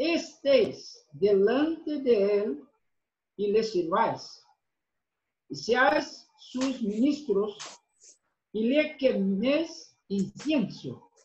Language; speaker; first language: Spanish; non-native, fluent; Portuguese